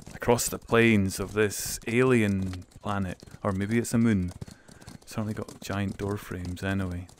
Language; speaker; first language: English; native; English